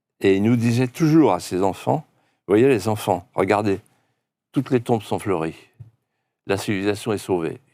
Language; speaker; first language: French; non-native, local second language; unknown